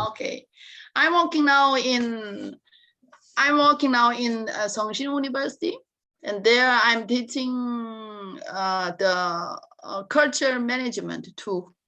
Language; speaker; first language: English; non-native, learner; Korean